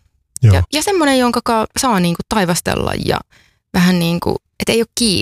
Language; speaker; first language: Finnish; native; Finnish